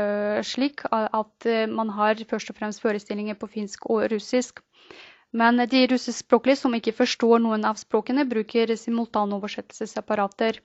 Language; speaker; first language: Norwegian; non-native, fluent; Russian